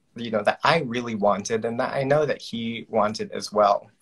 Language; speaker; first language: English; native; English